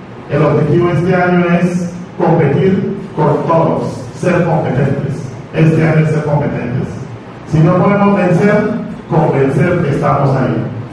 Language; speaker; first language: Spanish; native; Spanish